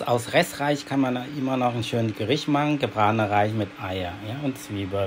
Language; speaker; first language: German; non-native, learner; Vietnamese